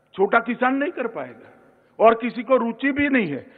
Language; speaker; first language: Hindi; non-native, local second language; Gujarati